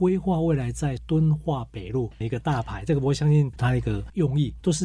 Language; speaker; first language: Chinese; native; Chinese